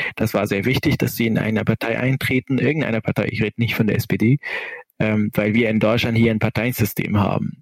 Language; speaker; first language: German; non-native, fluent; Arabic